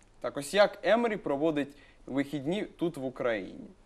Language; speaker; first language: Ukrainian; native; Ukrainian